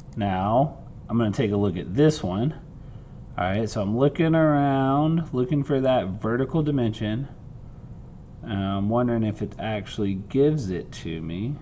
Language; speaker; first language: English; native; English